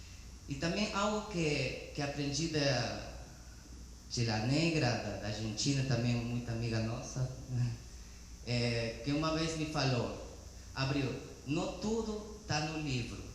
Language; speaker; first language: Portuguese; non-native, learner; Spanish